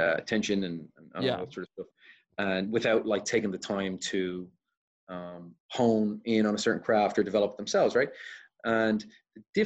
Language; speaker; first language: English; native; English